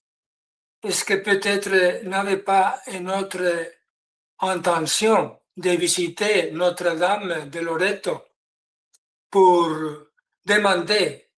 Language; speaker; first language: French; non-native, learner; Spanish